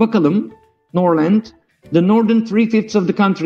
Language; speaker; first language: English; non-native, fluent; Turkish